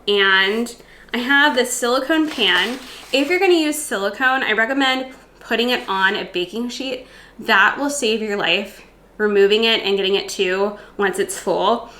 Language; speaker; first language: English; native; English